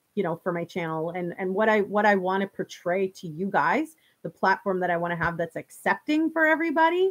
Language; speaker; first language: English; native; English